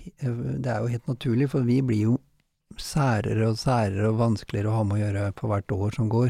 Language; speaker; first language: Norwegian; native; Norwegian